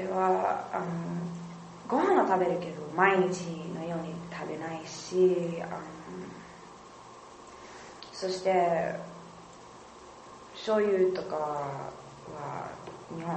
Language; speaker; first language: Japanese; non-native, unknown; English